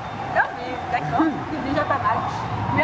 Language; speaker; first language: French; native; French